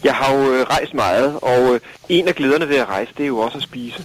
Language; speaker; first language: Danish; native; Danish